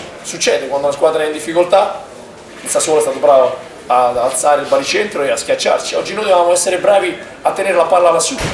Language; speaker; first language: Italian; native; Italian